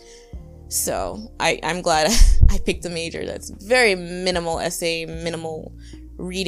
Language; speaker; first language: English; native; English